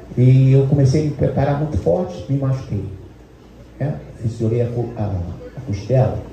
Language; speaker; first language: Portuguese; native; Portuguese